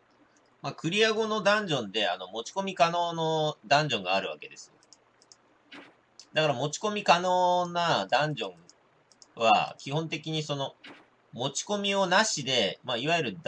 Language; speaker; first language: Japanese; native; Japanese